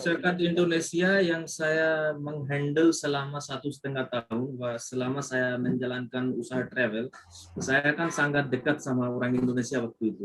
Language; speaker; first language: Indonesian; non-native, fluent; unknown